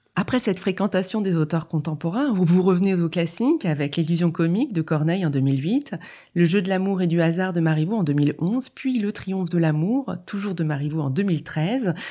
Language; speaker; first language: French; native; French